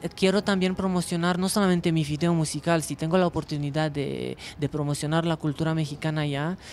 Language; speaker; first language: Spanish; non-native, fluent; Romanian